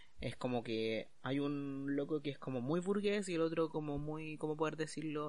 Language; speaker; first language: Spanish; native; Spanish